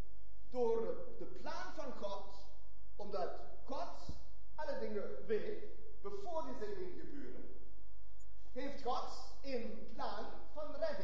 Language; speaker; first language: Dutch; non-native, fluent; German